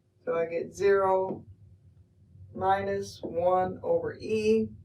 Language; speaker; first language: English; native; English